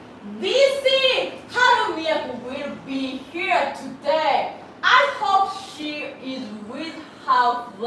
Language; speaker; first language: English; non-native, learner; Japanese